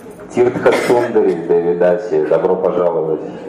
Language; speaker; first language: Russian; native; Russian